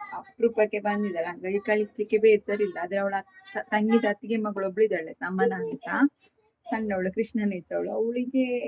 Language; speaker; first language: Kannada; native; Kannada